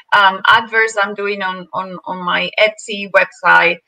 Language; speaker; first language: English; non-native, fluent; Spanish